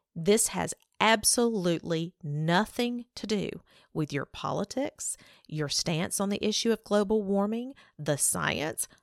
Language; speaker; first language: English; native; English